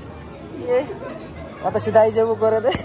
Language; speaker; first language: Japanese; non-native, learner; Nepali